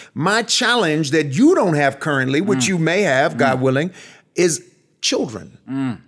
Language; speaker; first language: English; native; English